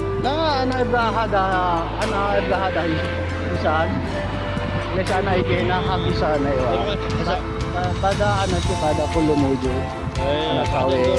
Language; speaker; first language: Arabic; non-native, learner; Filipino